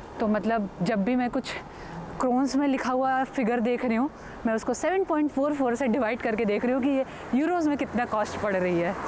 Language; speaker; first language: Hindi; native; Hindi